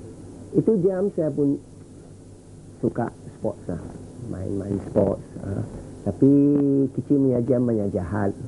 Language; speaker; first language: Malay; non-native, local second language; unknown